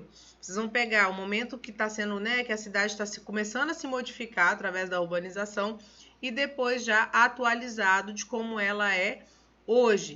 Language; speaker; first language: Portuguese; native; Portuguese